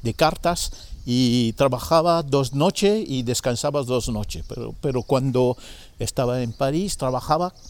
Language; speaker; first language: Spanish; non-native, fluent; French